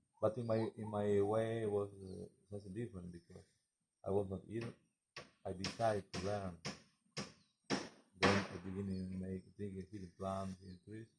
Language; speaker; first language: English; non-native, learner; Spanish